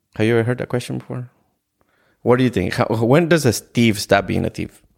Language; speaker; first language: English; non-native, fluent; Spanish